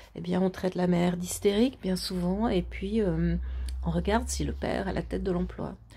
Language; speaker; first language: French; native; French